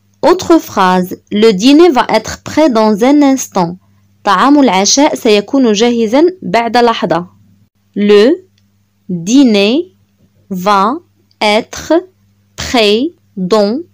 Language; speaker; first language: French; non-native, local second language; Arabic